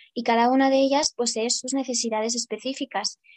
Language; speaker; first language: Spanish; non-native, fluent; Ukrainian